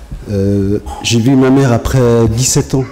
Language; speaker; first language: French; non-native, fluent; Tigrinya